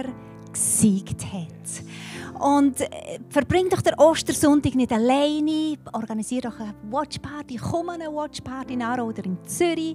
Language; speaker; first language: German; native; German